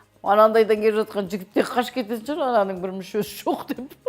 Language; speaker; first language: Kazakh; native; Kazakh